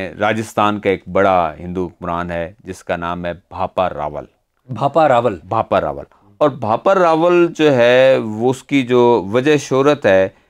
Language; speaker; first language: Urdu; native; Urdu